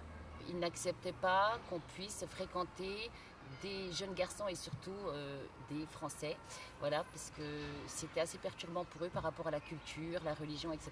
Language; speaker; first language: French; early bilingual, other home language; Kabyle